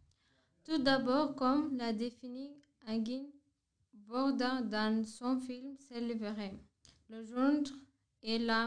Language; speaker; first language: French; non-native, learner; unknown